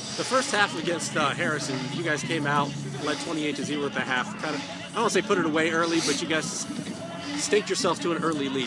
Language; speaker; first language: English; native; English